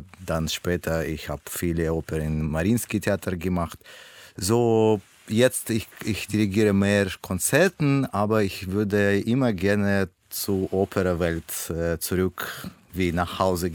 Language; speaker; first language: German; non-native, learner; Russian